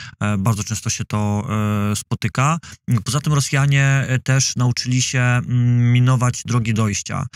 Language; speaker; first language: Polish; native; Polish